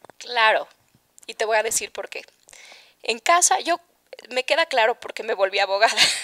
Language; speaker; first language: Spanish; native; Spanish